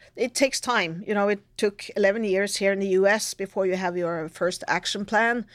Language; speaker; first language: English; non-native, fluent; Norwegian